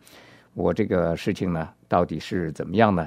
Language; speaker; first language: Chinese; native; Chinese